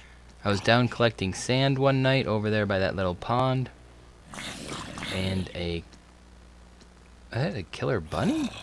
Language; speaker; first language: English; native; English